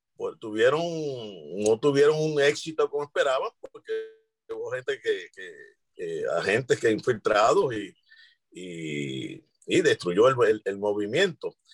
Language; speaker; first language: Spanish; native; Spanish